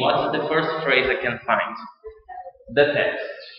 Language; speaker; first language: English; non-native, fluent; Portuguese